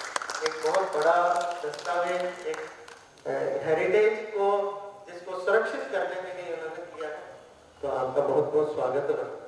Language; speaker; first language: Hindi; native; Hindi